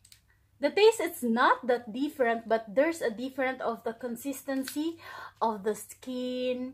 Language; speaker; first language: English; non-native, local second language; Filipino